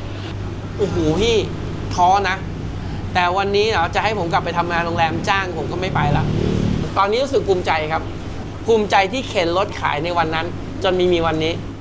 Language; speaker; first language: Thai; native; Thai